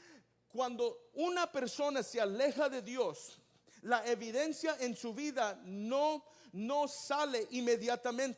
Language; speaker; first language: Spanish; early bilingual, heritage; Spanish